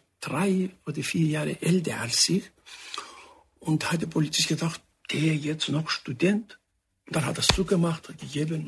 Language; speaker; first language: German; non-native, fluent; Greek